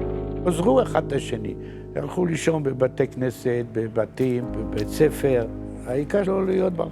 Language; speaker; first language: Hebrew; non-native, fluent; Yiddish